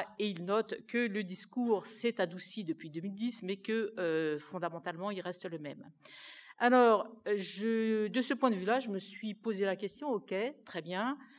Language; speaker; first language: French; native; French